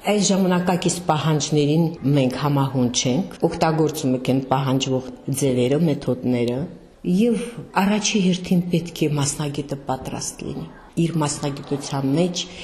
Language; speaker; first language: Armenian; native; Armenian